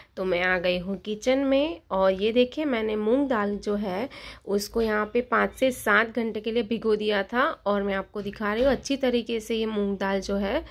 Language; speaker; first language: Hindi; non-native, local second language; Gujarati